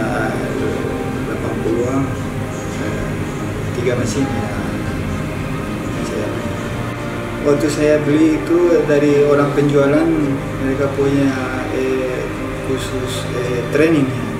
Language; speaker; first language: Indonesian; non-native, fluent; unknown